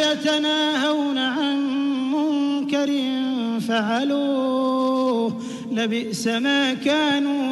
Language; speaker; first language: Arabic; native; Arabic